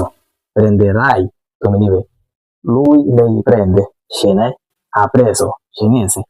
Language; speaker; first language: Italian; non-native, fluent; Bangla